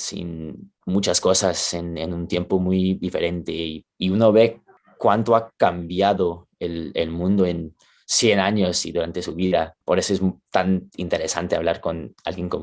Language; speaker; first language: Spanish; early bilingual, heritage; Spanish